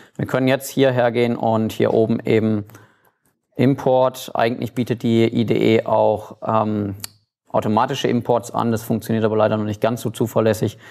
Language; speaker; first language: German; native; German